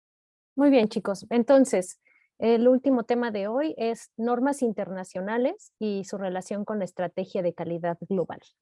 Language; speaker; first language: Spanish; native; Spanish